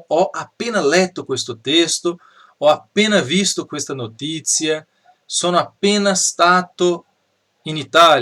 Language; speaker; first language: Italian; non-native, fluent; Portuguese